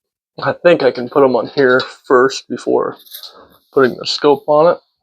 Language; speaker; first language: English; native; English